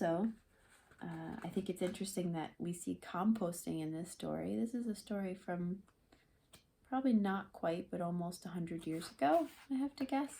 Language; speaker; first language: English; native; English